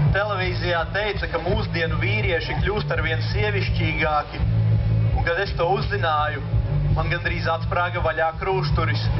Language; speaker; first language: Latvian; non-native, local second language; Russian